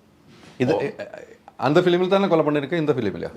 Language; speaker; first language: Tamil; non-native, learner; Malayalam